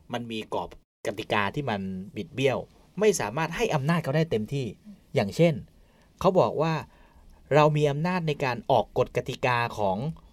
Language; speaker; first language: Thai; native; Thai